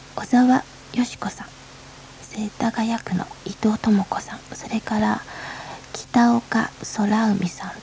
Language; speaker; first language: Japanese; native; Japanese